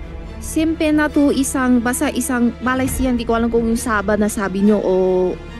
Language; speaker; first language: Filipino; non-native, learner; Chinese